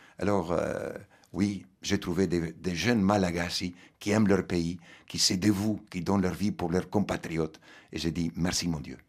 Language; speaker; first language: French; non-native, fluent; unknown